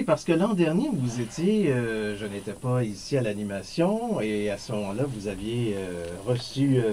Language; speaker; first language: French; native; French